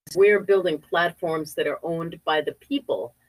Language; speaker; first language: English; native; English